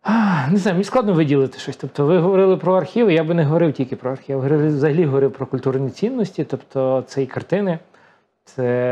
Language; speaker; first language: Ukrainian; native; Ukrainian